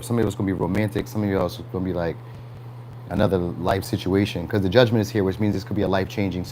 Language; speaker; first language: English; native; English